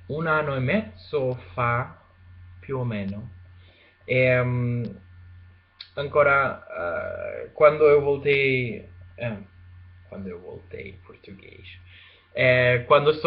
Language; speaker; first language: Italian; non-native, learner; Spanish